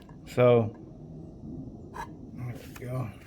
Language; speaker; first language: English; native; English